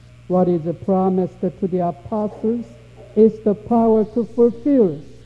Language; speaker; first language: English; non-native, fluent; Korean